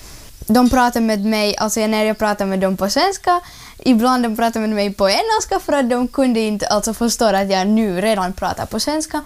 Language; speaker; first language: Swedish; non-native, learner; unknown